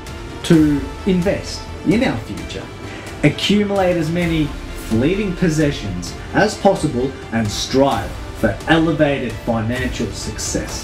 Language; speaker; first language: English; native; English